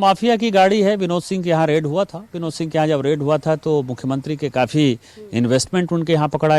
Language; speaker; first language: Hindi; native; Hindi